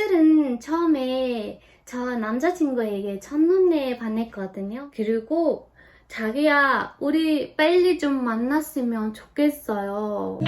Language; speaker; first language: Korean; non-native, fluent; Mongolian